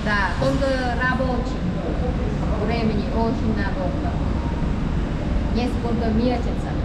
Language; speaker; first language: Russian; non-native, learner; Vietnamese